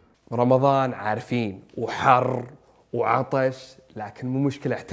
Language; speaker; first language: Arabic; native; Arabic